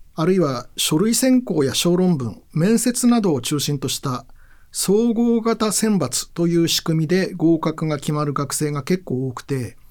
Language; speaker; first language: Japanese; native; Japanese